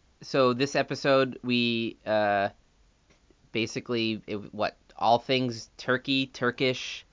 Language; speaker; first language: English; native; English